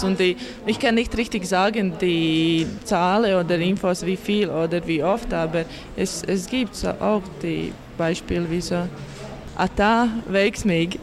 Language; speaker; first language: German; non-native, learner; Latvian